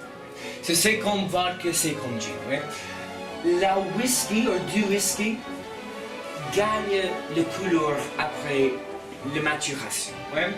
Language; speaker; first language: French; non-native, learner; English